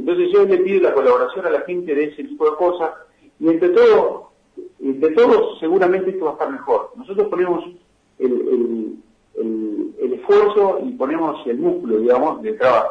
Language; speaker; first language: Spanish; native; Spanish